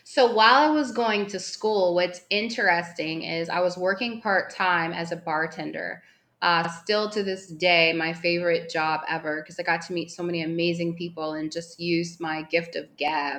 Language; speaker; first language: English; native; English